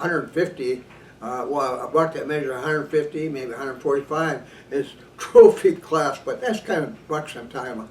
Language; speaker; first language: English; native; English